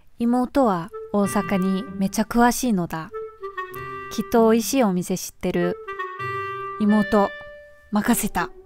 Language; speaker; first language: Japanese; non-native, fluent; Korean